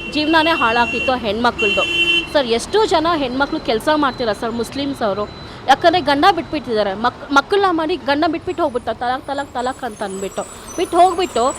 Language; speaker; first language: Kannada; native; Kannada